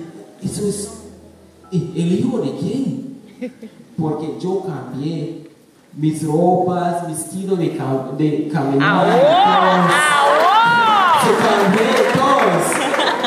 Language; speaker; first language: Spanish; non-native, learner; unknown